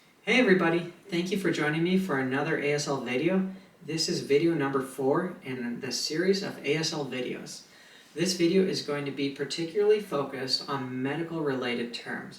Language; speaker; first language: English; native; English